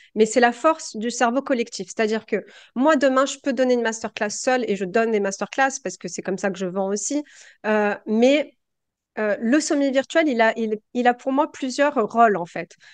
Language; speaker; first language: French; native; French